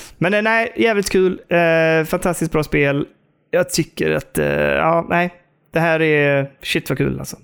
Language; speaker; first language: Swedish; native; Swedish